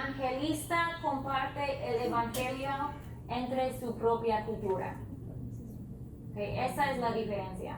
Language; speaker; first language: Spanish; non-native, fluent; English